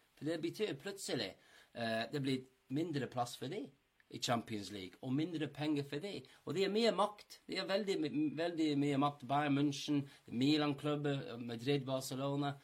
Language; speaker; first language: Norwegian; non-native, fluent; English